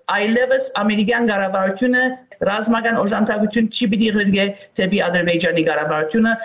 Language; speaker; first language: Armenian; early bilingual, heritage; Armenian